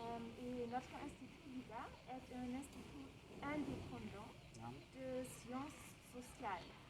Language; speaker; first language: French; non-native, fluent; German